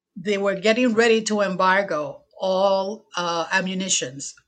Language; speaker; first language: English; non-native, fluent; Spanish